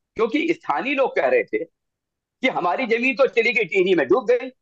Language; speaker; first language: Hindi; native; Hindi